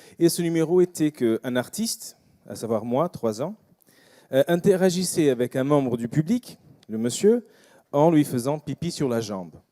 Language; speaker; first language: French; non-native, fluent; Portuguese